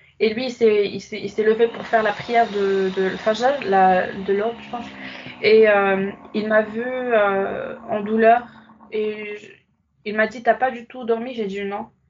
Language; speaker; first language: French; non-native, local second language; Arabic